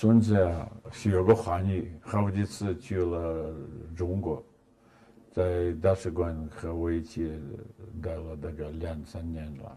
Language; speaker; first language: Chinese; non-native, fluent; Russian